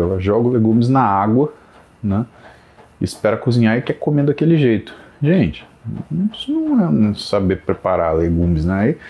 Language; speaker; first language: Portuguese; native; Portuguese